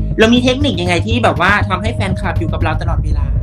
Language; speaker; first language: Thai; native; Thai